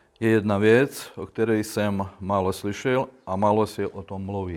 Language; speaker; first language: Czech; non-native, learner; Russian